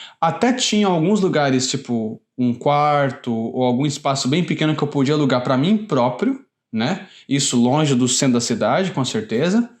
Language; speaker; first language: Portuguese; native; Portuguese